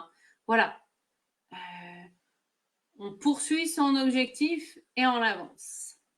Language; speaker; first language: French; native; French